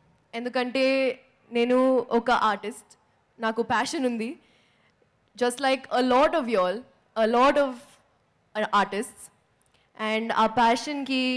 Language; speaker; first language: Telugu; non-native, local second language; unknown